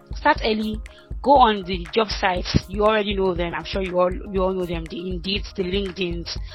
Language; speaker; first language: English; non-native, local second language; Yoruba